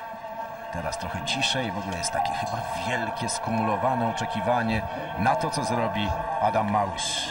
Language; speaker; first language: Polish; native; Polish